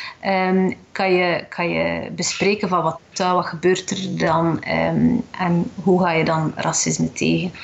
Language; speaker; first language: Dutch; early bilingual, other home language; Arabic